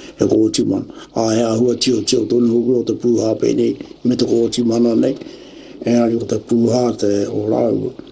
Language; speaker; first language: Māori; native; Māori